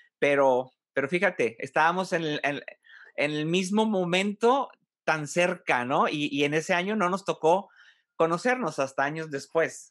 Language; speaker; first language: Spanish; native; Spanish